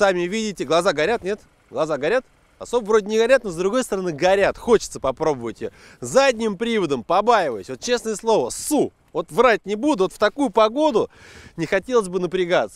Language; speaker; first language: Russian; native; Russian